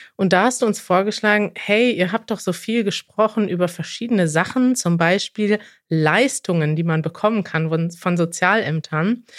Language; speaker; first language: German; native; German